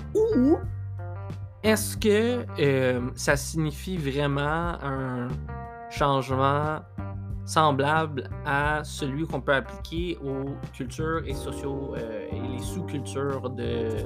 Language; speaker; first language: French; native; French